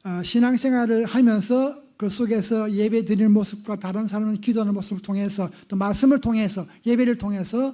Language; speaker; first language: Korean; native; Korean